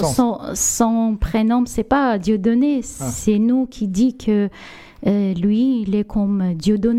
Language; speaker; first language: French; non-native, learner; Armenian